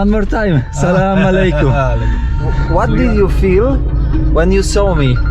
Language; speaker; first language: English; non-native, learner; Polish